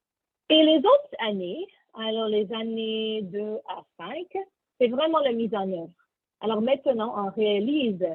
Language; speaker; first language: French; non-native, learner; English